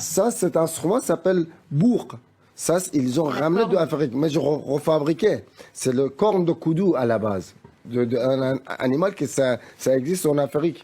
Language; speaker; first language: French; non-native, fluent; Persian